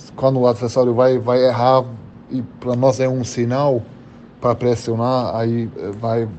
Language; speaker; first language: Portuguese; non-native, fluent; German